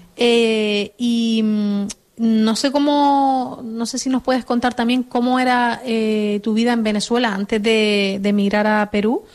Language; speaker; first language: Spanish; native; Spanish